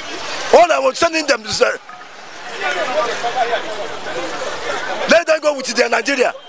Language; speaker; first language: English; non-native, local second language; Igbo